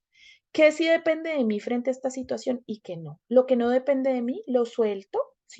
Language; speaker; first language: Spanish; native; Spanish